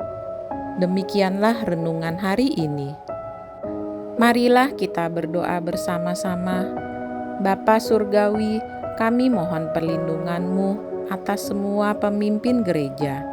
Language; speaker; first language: Indonesian; native; Indonesian